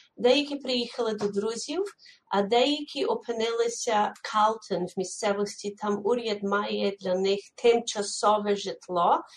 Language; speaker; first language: Ukrainian; early bilingual, heritage; Ukrainian